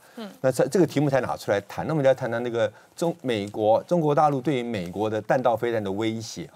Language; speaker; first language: Chinese; native; Chinese